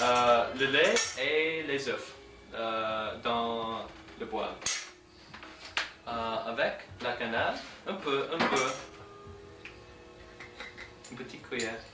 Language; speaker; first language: French; non-native, learner; English